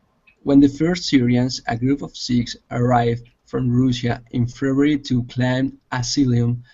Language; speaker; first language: English; non-native, learner; Spanish